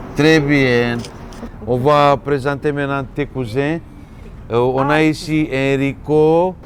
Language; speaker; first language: French; non-native, fluent; Romanian